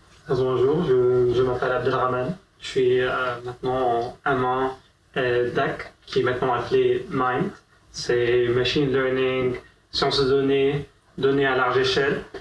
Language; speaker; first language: French; non-native, fluent; Arabic